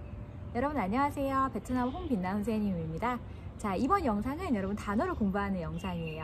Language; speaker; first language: Korean; native; Korean